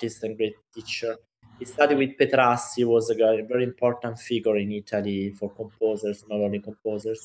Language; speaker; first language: English; non-native, fluent; Italian